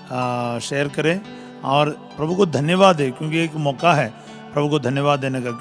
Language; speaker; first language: Hindi; native; Hindi